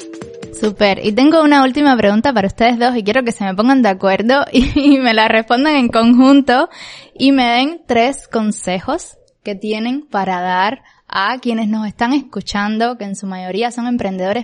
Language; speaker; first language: Spanish; native; Spanish